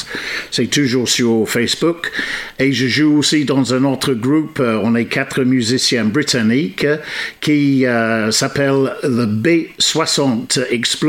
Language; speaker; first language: French; non-native, fluent; English